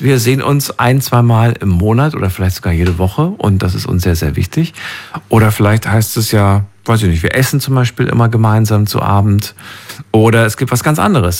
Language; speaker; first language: German; native; German